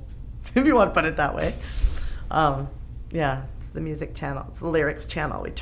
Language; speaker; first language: English; native; English